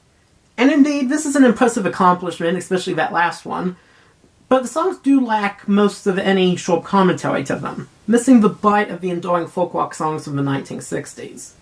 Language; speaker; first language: English; native; English